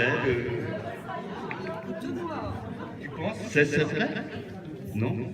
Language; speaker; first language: French; non-native, learner; German